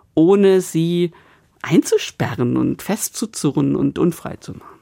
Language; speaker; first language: German; native; German